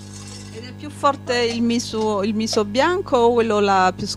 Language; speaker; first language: Italian; native; Italian